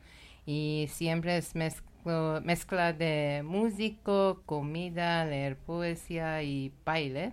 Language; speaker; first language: Spanish; non-native, learner; Persian